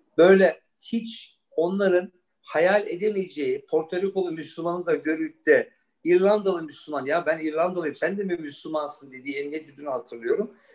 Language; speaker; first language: Turkish; early bilingual, heritage; Turkish